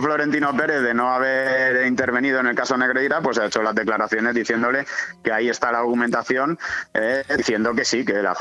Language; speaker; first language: Spanish; native; Spanish